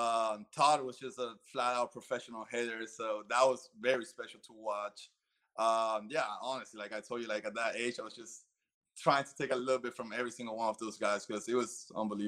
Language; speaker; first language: English; early bilingual, other home language; Spanish